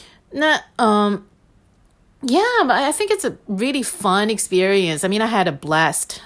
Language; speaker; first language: English; non-native, fluent; Chinese